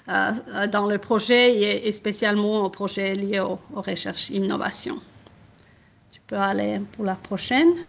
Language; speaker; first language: French; non-native, fluent; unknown